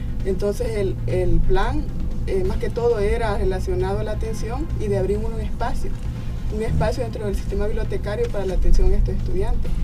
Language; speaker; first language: Spanish; native; Spanish